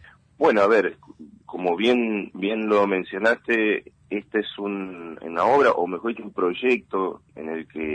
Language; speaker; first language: Spanish; native; Spanish